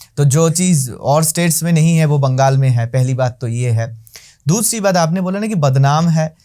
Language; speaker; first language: Hindi; non-native, local second language; Bangla